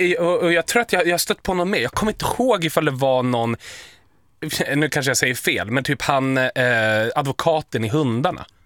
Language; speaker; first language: Swedish; native; Swedish